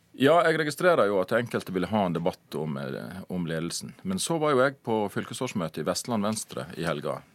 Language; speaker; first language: Norwegian; native; Norwegian